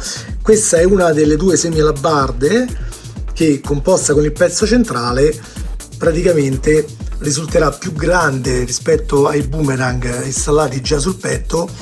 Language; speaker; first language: Italian; native; Italian